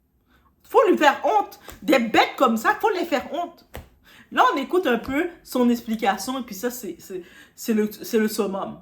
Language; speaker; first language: French; native; French